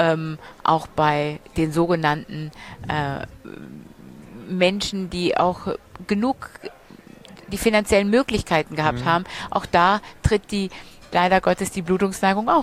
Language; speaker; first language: German; native; German